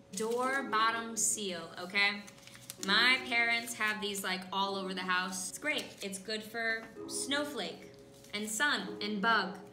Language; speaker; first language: English; native; English